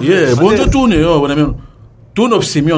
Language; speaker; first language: Korean; non-native, learner; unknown